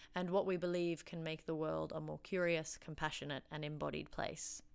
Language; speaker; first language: English; native; English